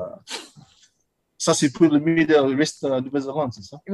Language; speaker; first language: French; non-native, learner; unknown